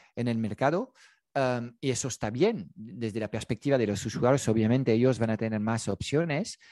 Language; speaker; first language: Spanish; non-native, fluent; French